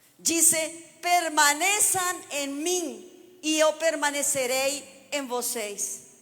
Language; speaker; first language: Portuguese; non-native, fluent; Spanish